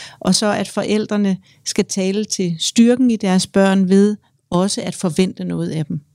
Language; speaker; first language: Danish; native; Danish